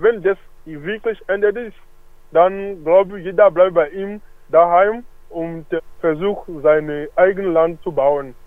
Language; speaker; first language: German; non-native, learner; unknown